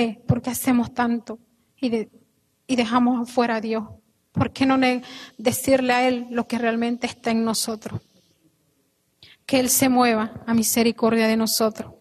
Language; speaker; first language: Spanish; native; Spanish